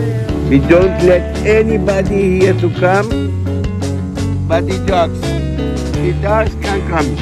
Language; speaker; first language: English; non-native, learner; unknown